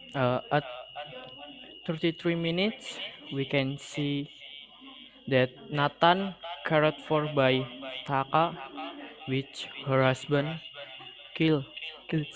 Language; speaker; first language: English; non-native, learner; Indonesian